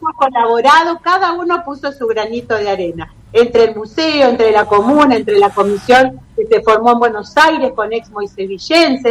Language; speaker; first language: Spanish; native; Spanish